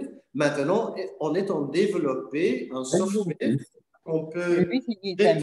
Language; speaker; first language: French; non-native, fluent; Dutch